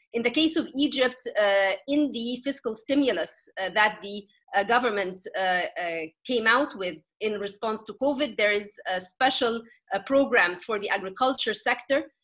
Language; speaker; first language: English; non-native, fluent; Arabic